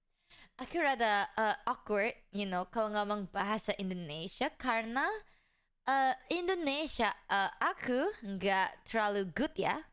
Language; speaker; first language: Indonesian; early bilingual, heritage; English